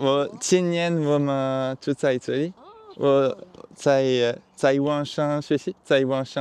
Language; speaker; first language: Chinese; non-native, learner; French